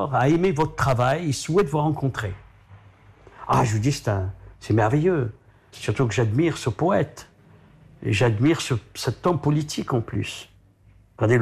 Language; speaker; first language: French; non-native, local second language; Arabic